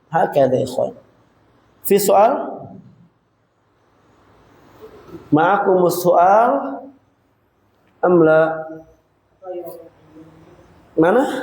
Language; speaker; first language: Arabic; non-native, fluent; Indonesian